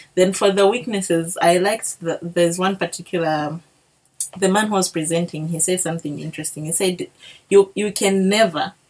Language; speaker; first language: English; non-native, local second language; Bemba